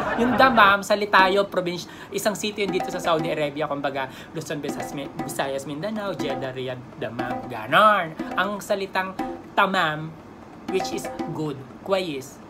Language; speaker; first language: Filipino; native; Filipino